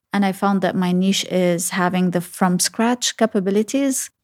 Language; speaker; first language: English; early bilingual, other home language; Arabic